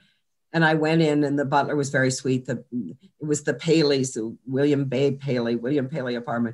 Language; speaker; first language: English; native; English